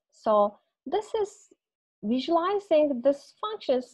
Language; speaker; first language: English; non-native, fluent; Turkish